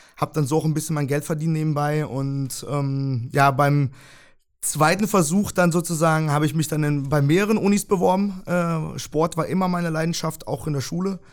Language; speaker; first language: German; early bilingual, other home language; Russian